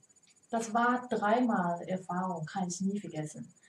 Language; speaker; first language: German; non-native, learner; Chinese